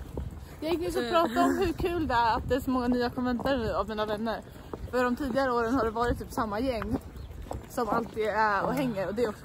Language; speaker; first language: Swedish; native; Swedish